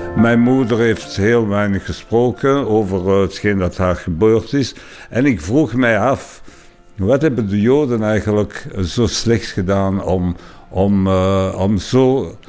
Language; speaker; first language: Dutch; non-native, local second language; French